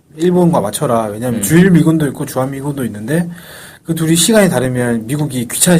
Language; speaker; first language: Korean; native; Korean